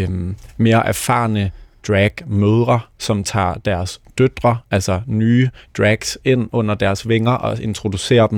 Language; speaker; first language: Danish; native; Danish